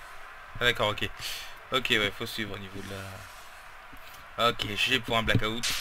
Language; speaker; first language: French; native; French